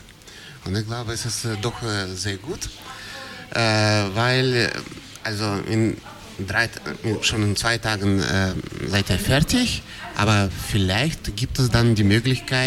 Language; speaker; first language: German; non-native, fluent; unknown